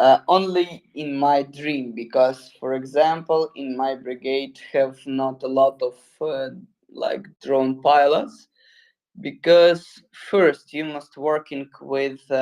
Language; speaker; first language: English; non-native, learner; Ukrainian